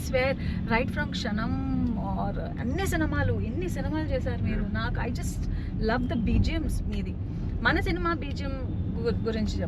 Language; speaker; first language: Telugu; native; Telugu